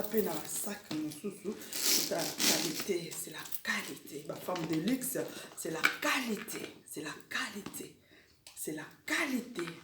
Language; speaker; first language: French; non-native, local second language; Lingala